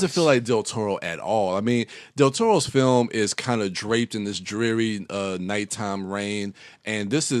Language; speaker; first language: English; native; English